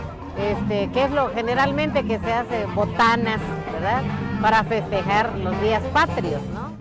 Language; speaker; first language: Spanish; native; Spanish